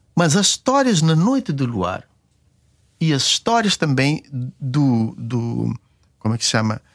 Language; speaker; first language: Portuguese; non-native, local second language; Kabuverdianu